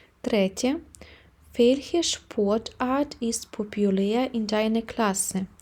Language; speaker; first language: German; non-native, fluent; Ukrainian